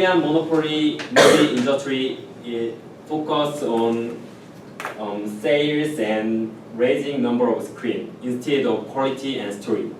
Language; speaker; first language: English; non-native, learner; Korean